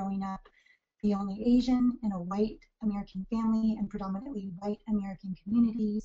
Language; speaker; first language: English; native; English